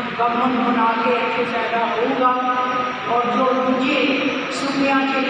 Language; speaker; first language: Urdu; non-native, local second language; Punjabi